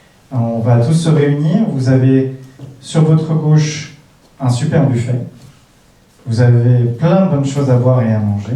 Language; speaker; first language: French; native; French